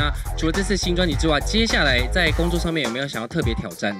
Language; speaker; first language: Chinese; native; Chinese